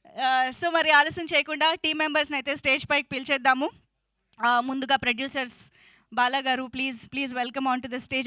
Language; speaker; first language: Telugu; native; Telugu